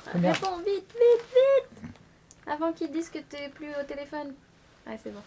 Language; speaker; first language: French; native; French